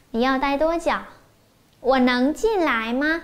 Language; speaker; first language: Chinese; non-native, fluent; Vietnamese